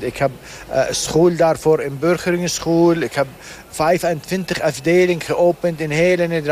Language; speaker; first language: Dutch; non-native, learner; Arabic